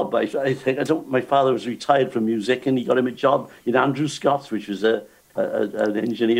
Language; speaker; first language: English; native; English